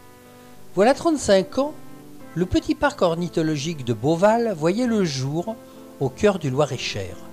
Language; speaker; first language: French; native; French